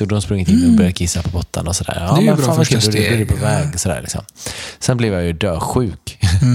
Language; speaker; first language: Swedish; native; Swedish